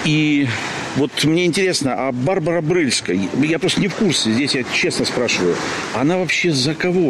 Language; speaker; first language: Russian; native; Russian